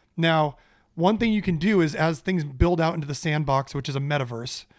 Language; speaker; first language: English; native; English